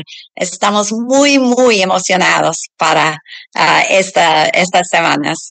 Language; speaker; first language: Spanish; early bilingual, other home language; English